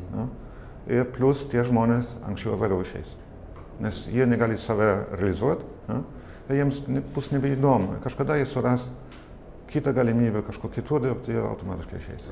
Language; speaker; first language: Lithuanian; non-native, fluent; German